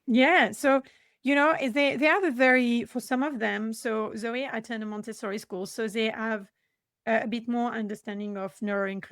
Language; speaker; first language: English; non-native, fluent; French